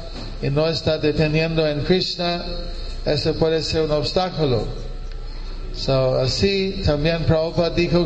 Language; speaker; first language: Spanish; non-native, fluent; English